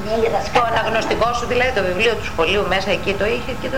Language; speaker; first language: Greek; native; Greek